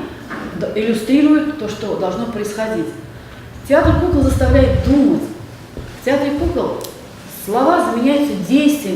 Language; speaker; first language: Russian; native; Russian